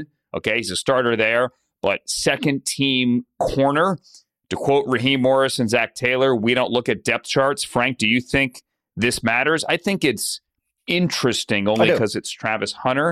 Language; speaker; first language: English; native; English